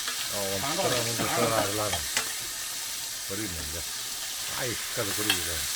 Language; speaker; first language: Russian; non-native, local second language; Yakut